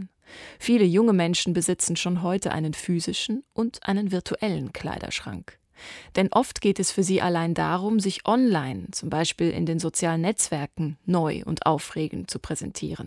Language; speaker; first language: German; native; German